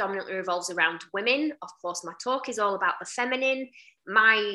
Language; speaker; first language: English; native; English